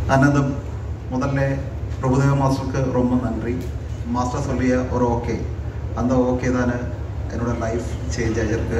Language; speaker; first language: Tamil; non-native, learner; Malayalam